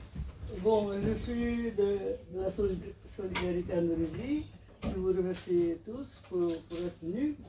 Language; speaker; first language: French; non-native, fluent; Indonesian